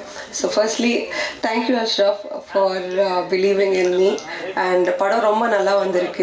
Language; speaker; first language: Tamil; non-native, local second language; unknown